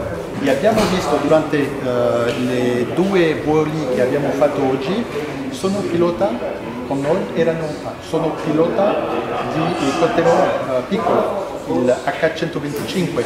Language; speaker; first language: Italian; non-native, fluent; French